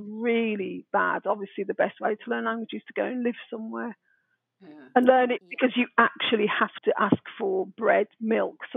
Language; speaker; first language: English; native; English